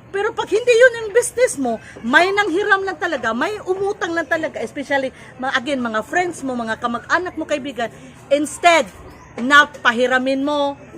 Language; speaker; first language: Filipino; non-native, local second language; Cebuano